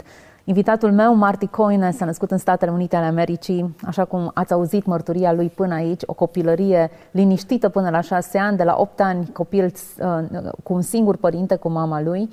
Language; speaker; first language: Romanian; native; Romanian